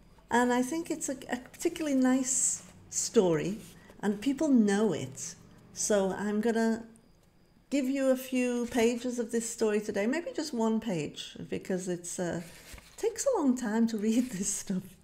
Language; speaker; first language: English; native; English